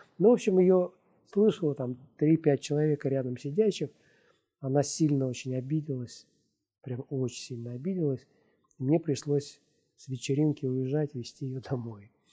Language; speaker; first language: Russian; native; Russian